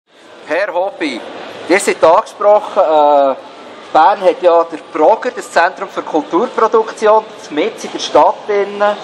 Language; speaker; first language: German; native; German